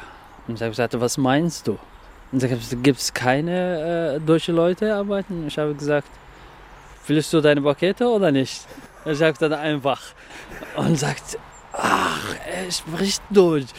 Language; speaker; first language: German; non-native, learner; Somali